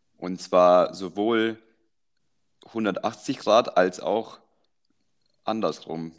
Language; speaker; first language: German; early bilingual, other home language; Croatian